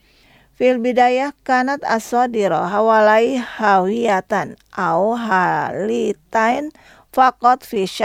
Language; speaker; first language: Arabic; non-native, fluent; Indonesian